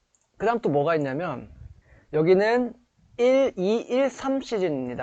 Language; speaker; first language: Korean; native; Korean